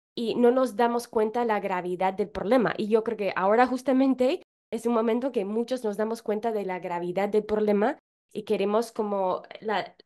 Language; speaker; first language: Spanish; non-native, fluent; English